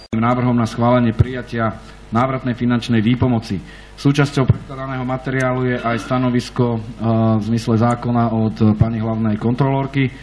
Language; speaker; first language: Slovak; native; Slovak